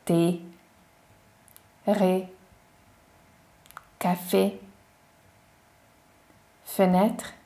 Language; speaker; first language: French; non-native, fluent; Hungarian